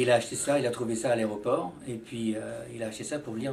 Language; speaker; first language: French; native; French